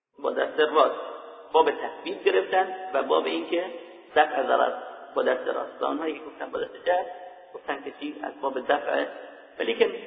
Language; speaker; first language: Persian; native; Persian